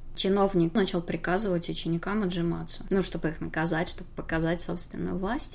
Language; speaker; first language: Russian; native; Russian